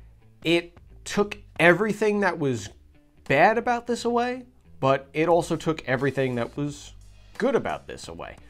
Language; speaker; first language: English; native; English